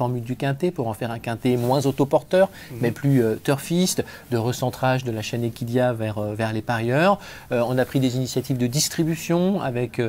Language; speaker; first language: French; native; French